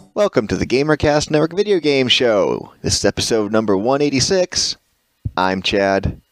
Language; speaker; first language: English; native; English